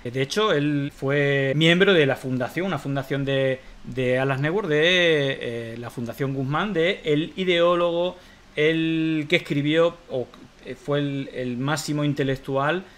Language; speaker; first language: Spanish; native; Spanish